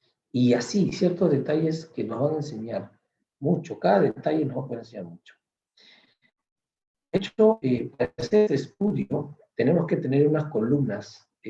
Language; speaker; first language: Spanish; native; Spanish